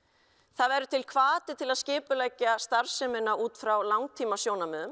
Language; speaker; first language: Icelandic; native; Icelandic